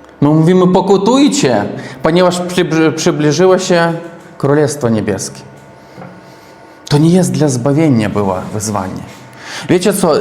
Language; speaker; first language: Polish; non-native, learner; Russian